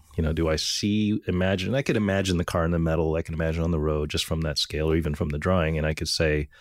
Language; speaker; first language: English; native; English